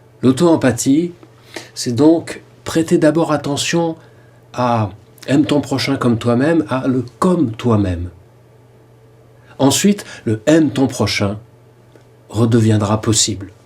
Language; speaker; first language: French; native; French